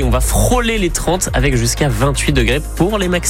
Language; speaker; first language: French; native; French